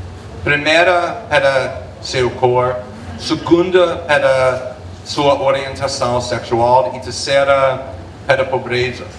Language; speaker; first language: Portuguese; non-native, fluent; English